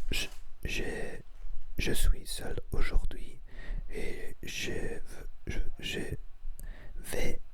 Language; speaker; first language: French; non-native, learner; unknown